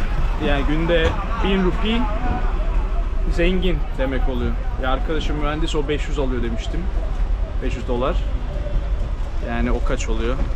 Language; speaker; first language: Turkish; native; Turkish